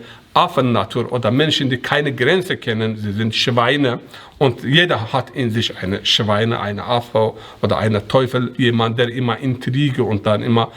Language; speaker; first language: German; non-native, learner; Persian